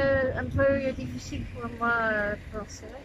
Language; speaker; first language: French; non-native, learner; Dutch